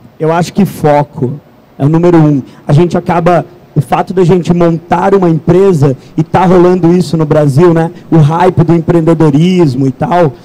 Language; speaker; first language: Portuguese; native; Portuguese